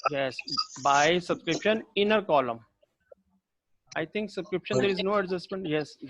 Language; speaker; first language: English; non-native, local second language; Hindi